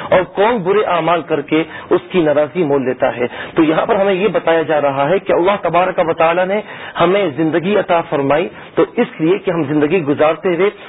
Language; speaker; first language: Urdu; native; Urdu